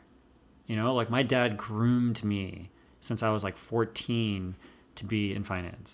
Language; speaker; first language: English; native; English